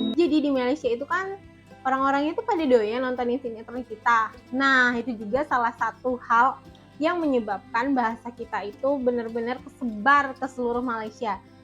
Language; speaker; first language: Indonesian; native; Indonesian